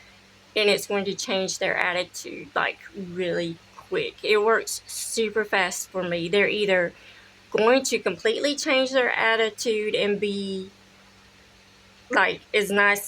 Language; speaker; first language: English; native; English